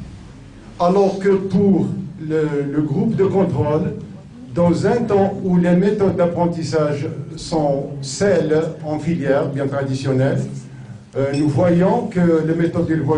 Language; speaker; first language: French; non-native, local second language; Arabic